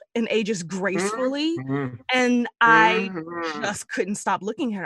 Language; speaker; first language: English; native; English